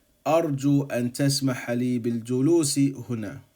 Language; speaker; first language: Arabic; non-native, fluent; English